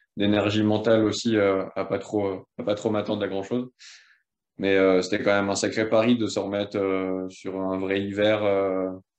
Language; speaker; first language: French; native; French